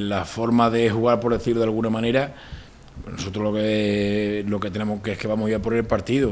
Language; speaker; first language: Spanish; native; Spanish